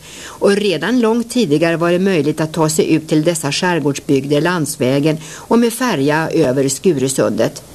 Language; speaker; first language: Swedish; native; Swedish